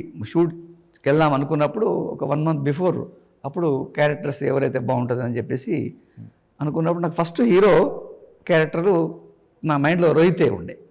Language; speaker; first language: Telugu; native; Telugu